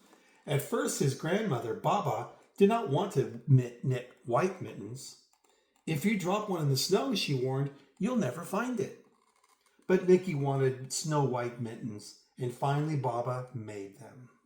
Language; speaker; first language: English; native; English